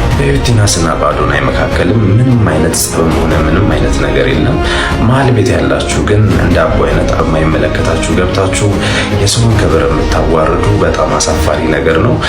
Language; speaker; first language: Amharic; native; Amharic